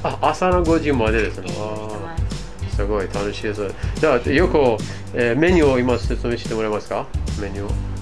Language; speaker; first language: Japanese; non-native, fluent; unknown